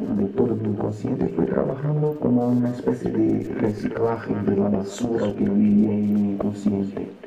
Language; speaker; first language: Spanish; non-native, learner; Portuguese